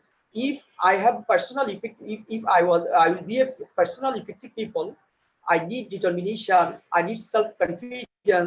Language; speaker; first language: English; non-native, fluent; Bangla